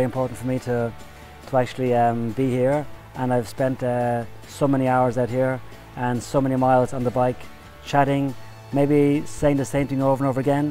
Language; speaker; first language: English; native; English